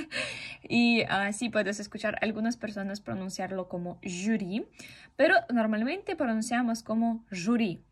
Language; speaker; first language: Spanish; non-native, fluent; Russian